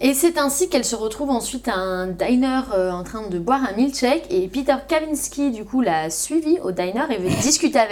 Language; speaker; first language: French; native; French